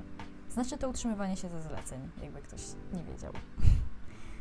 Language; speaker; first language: Polish; native; Polish